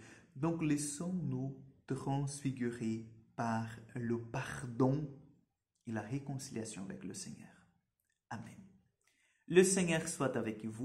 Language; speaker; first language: French; non-native, fluent; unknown